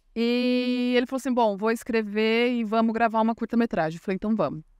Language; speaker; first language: Portuguese; native; Portuguese